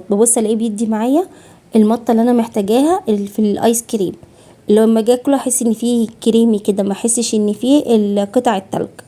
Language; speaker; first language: Arabic; native; Arabic